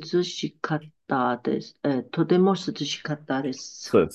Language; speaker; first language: Japanese; non-native, learner; Chinese